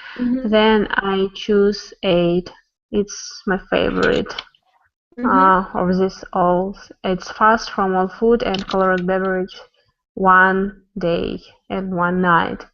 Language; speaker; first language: English; non-native, learner; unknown